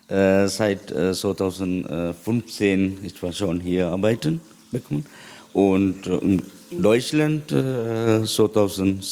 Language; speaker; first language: German; non-native, learner; Sinhala